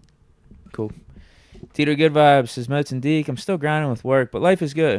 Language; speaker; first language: English; native; English